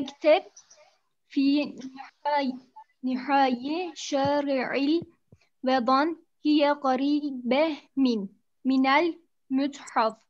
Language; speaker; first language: Arabic; non-native, learner; Turkish